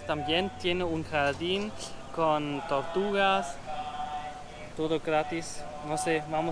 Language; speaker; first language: Spanish; non-native, learner; German